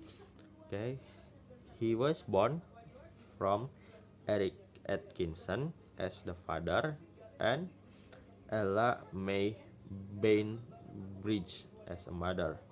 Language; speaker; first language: English; non-native, learner; Indonesian